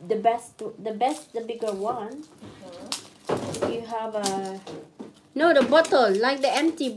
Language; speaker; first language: English; non-native, local second language; Filipino